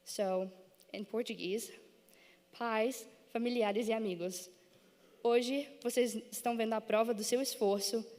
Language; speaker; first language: Portuguese; early bilingual, other home language; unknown